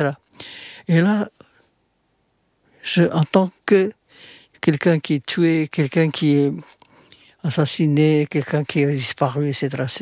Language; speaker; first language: French; non-native, fluent; Indonesian